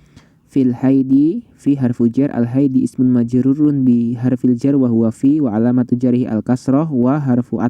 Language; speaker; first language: Arabic; non-native, fluent; Indonesian